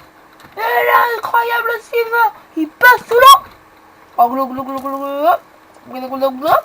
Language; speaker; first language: French; native; French